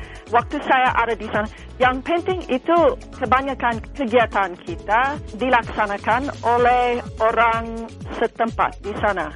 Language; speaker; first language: Indonesian; non-native, fluent; English